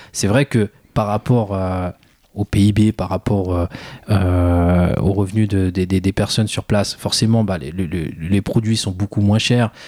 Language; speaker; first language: French; early bilingual, other home language; Khmer